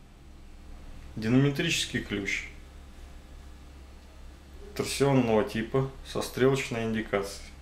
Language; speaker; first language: Russian; native; Russian